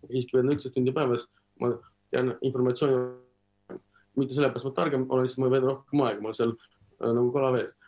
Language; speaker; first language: Estonian; non-native, local second language; Russian